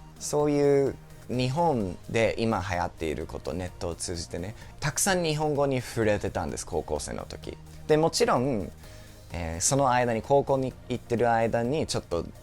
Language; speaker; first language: Japanese; non-native, fluent; English